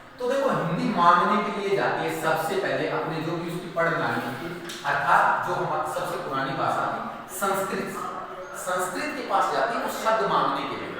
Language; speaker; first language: Hindi; native; Hindi